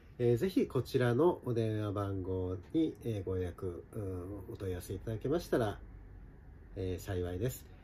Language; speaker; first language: Japanese; native; Japanese